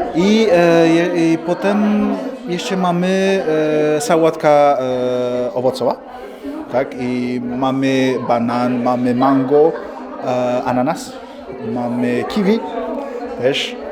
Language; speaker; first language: Polish; non-native, learner; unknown